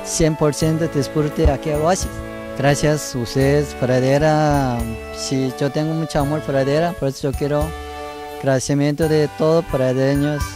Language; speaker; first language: Spanish; non-native, learner; Korean